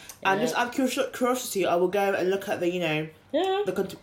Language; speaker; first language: English; native; English